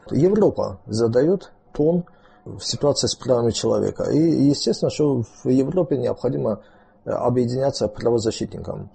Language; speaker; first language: Russian; non-native, local second language; Azerbaijani